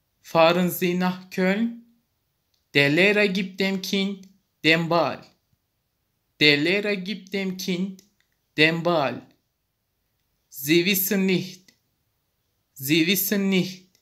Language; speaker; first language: German; non-native, fluent; Turkish